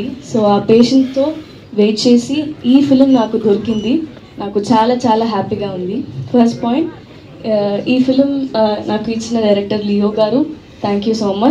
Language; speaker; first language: Telugu; non-native, learner; Tamil